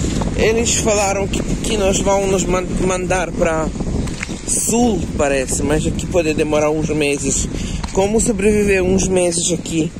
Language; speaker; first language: Portuguese; non-native, local second language; Kabuverdianu